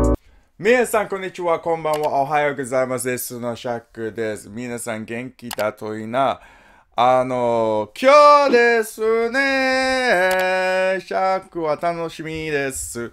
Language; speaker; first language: Japanese; non-native, learner; English